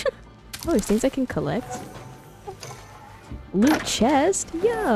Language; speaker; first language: English; native; English